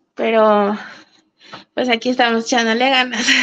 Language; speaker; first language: Spanish; native; Spanish